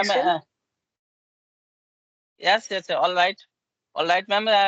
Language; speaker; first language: English; non-native, learner; Bangla